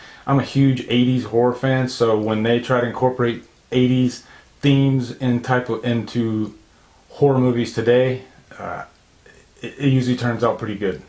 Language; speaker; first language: English; native; English